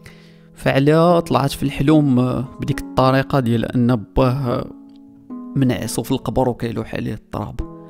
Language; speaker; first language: Arabic; native; Arabic